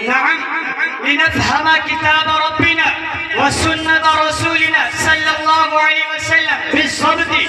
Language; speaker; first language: Arabic; non-native, learner; Urdu